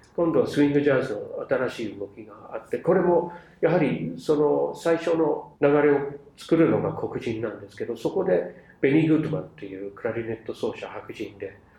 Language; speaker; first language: Japanese; non-native, fluent; English